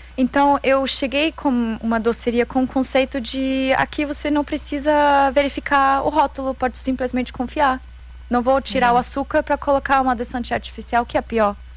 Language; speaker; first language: Portuguese; non-native, fluent; German